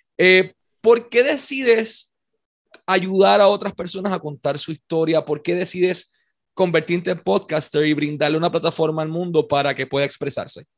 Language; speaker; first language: Spanish; native; Spanish